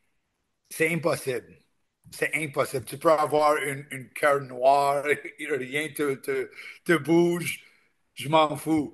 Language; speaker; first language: French; non-native, local second language; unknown